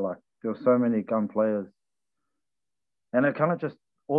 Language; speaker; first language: English; native; English